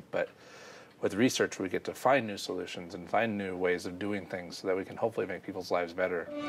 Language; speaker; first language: English; native; English